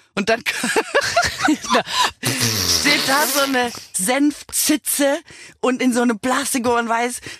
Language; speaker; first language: German; native; German